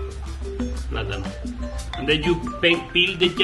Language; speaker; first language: English; non-native, learner; Spanish